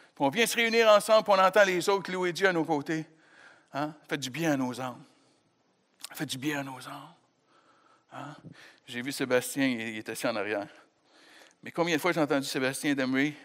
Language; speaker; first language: French; native; French